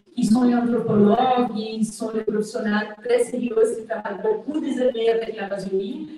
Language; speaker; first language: French; non-native, fluent; Portuguese